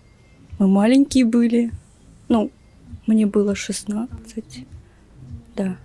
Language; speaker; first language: Russian; non-native, local second language; Turkmen